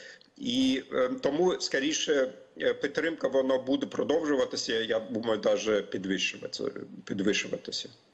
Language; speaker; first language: Ukrainian; non-native, fluent; German